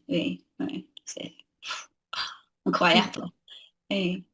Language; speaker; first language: French; non-native, learner; English